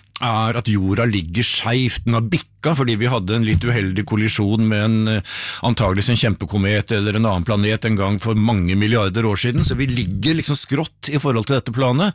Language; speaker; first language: Norwegian; native; Norwegian